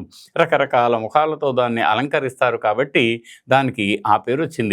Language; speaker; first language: Telugu; native; Telugu